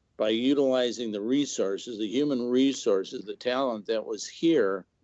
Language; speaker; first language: English; native; English